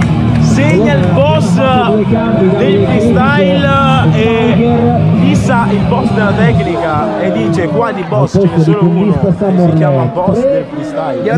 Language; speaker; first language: Italian; early bilingual, other home language; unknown